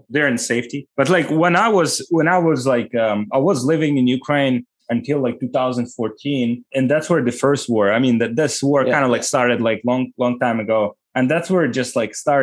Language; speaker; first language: English; non-native, fluent; Ukrainian